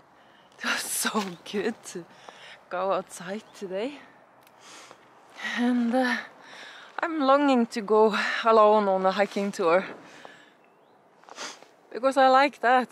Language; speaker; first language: English; non-native, learner; Norwegian